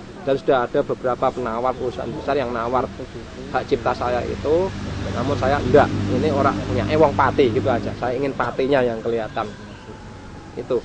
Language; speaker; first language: Indonesian; non-native, local second language; Javanese